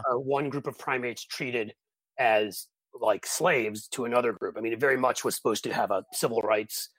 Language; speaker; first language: English; native; English